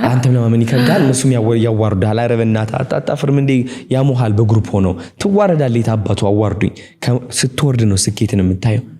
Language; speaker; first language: Amharic; non-native, local second language; Tigrinya